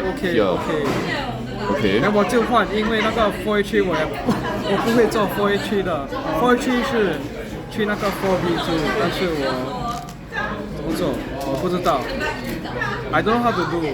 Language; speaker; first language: Chinese; non-native, learner; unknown